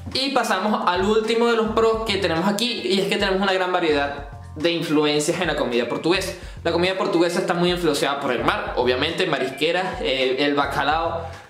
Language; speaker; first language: Spanish; native; Spanish